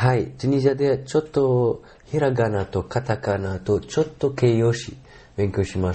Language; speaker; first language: Japanese; non-native, learner; Arabic